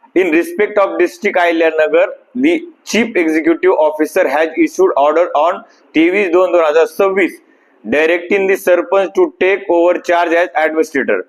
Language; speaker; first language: English; non-native, local second language; Marathi